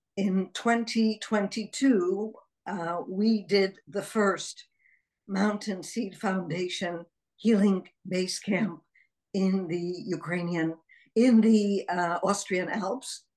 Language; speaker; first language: English; early bilingual, other home language; Hebrew